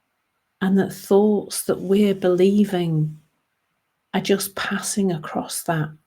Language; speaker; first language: English; native; English